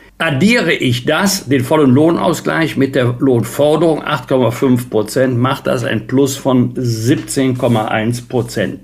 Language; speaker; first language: German; native; German